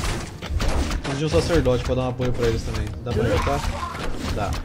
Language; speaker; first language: Portuguese; native; Portuguese